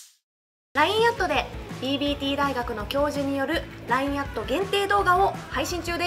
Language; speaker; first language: Japanese; native; Japanese